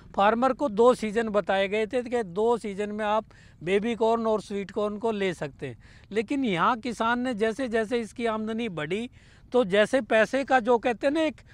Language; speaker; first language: Hindi; native; Hindi